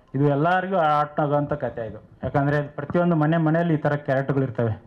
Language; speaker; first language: Kannada; native; Kannada